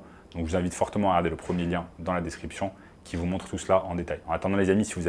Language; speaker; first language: French; native; French